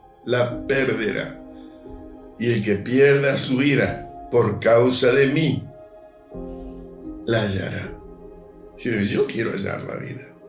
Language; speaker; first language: Spanish; native; Spanish